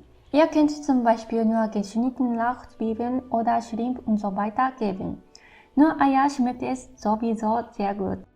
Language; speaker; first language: German; non-native, fluent; Japanese